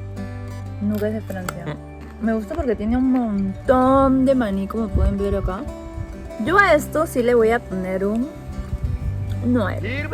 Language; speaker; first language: Spanish; native; Spanish